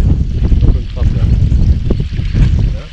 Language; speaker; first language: Dutch; non-native, learner; French